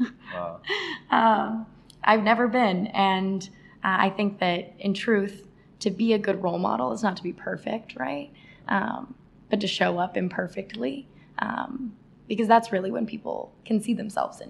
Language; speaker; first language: English; native; English